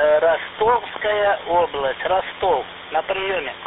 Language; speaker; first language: Russian; native; Russian